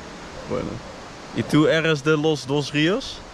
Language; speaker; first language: Spanish; non-native, learner; Dutch